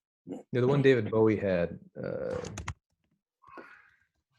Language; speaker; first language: English; native; English